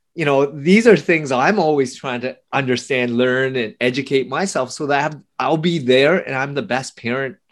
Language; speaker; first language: English; early bilingual, other home language; Vietnamese